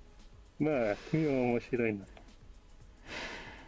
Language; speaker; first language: Japanese; non-native, learner; English